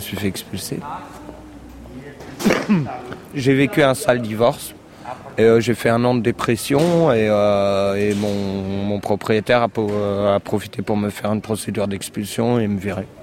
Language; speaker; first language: French; native; French